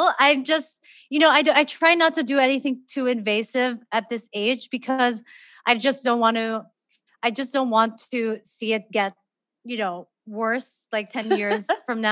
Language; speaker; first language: English; non-native, local second language; Filipino